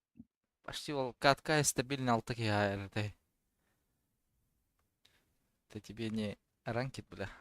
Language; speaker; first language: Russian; non-native, local second language; Yakut